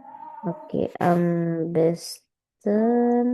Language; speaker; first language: German; non-native, learner; Indonesian